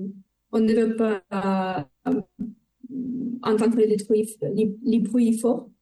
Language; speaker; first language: French; non-native, fluent; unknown